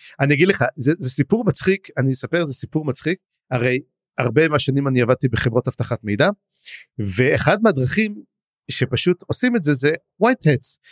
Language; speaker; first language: Hebrew; native; Hebrew